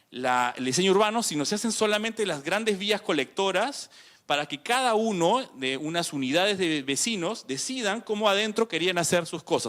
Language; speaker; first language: Spanish; native; Spanish